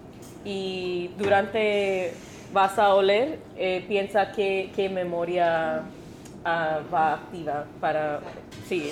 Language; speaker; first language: Spanish; non-native, learner; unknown